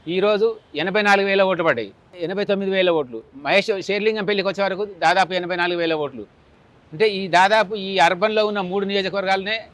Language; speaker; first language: Telugu; native; Telugu